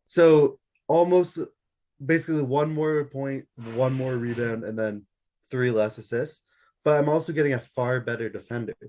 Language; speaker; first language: English; native; English